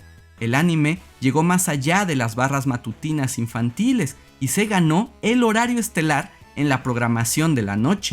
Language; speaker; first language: Spanish; native; Spanish